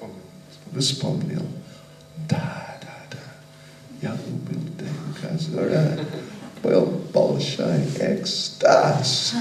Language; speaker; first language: Russian; non-native, learner; English